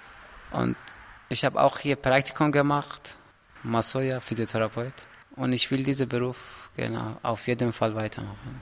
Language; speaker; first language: German; non-native, learner; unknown